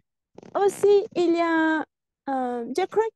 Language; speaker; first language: French; non-native, learner; Spanish